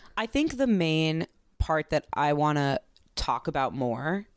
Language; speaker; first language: English; native; English